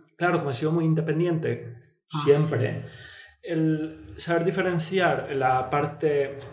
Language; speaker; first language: Spanish; native; Spanish